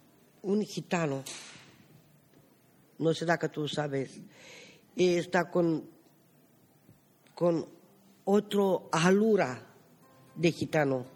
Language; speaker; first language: Spanish; non-native, learner; Romany